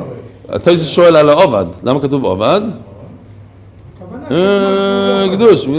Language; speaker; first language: Hebrew; non-native, fluent; English